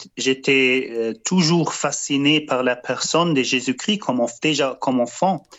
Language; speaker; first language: French; non-native, fluent; German